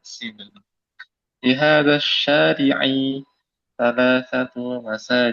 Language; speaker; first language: Arabic; non-native, learner; Indonesian